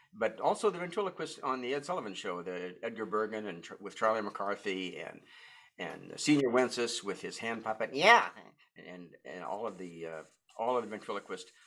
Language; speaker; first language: English; native; English